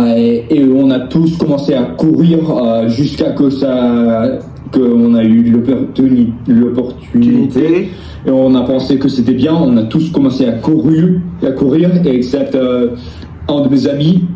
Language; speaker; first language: French; non-native, learner; English